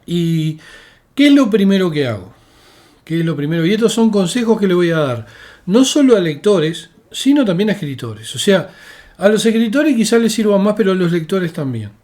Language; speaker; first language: Spanish; native; Spanish